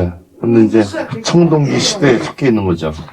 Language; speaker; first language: Korean; native; Korean